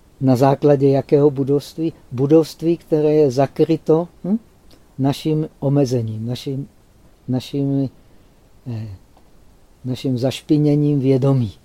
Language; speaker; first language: Czech; native; Czech